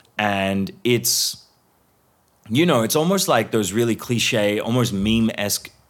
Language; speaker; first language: English; early bilingual, other home language; Sindhi